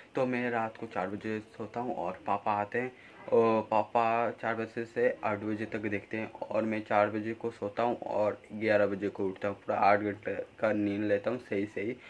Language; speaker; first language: Hindi; non-native, local second language; Bangla